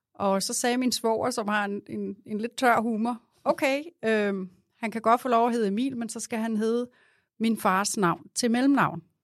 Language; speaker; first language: Danish; native; Danish